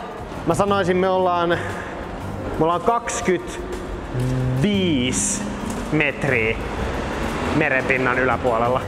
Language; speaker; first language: Finnish; native; Finnish